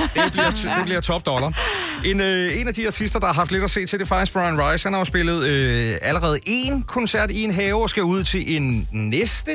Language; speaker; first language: Danish; native; Danish